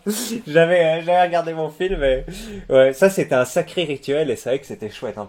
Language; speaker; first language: French; native; French